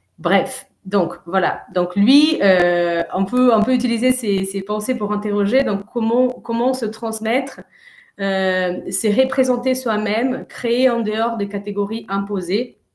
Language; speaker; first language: French; non-native, fluent; Portuguese